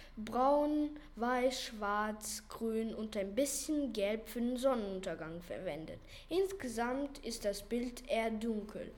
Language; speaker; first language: German; non-native, learner; Ukrainian